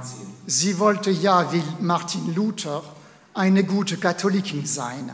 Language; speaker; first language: German; non-native, fluent; French